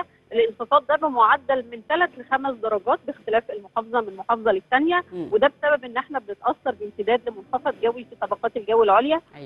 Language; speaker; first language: Arabic; native; Arabic